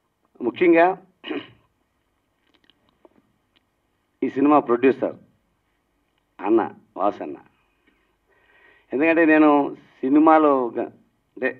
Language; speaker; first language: Telugu; native; Telugu